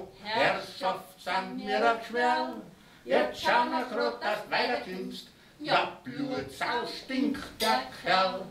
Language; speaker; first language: German; native; German